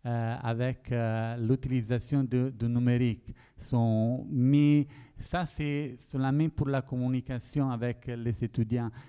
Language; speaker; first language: French; non-native, learner; Italian